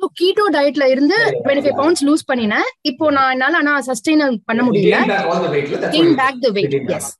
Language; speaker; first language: Tamil; native; Tamil